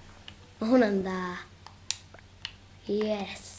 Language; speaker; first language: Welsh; non-native, local second language; English